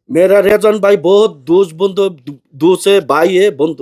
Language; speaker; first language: Hindi; non-native, learner; Bangla